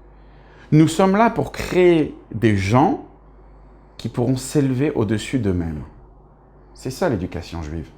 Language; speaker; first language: French; native; French